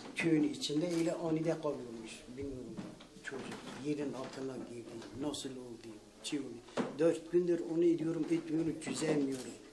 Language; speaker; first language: Turkish; non-native, local second language; Kurdish